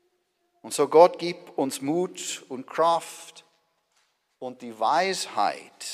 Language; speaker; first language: German; non-native, fluent; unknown